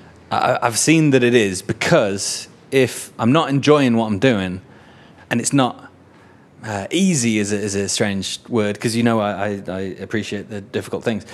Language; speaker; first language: English; native; English